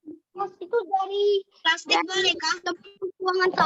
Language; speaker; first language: Malay; native; Malay